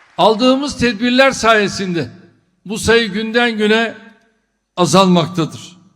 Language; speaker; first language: Turkish; native; Turkish